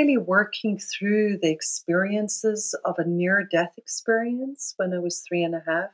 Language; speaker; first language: English; native; English